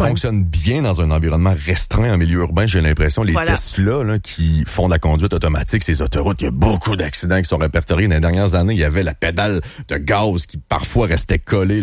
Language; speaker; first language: French; native; French